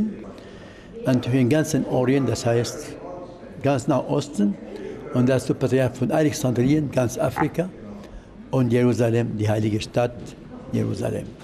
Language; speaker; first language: German; non-native, fluent; Arabic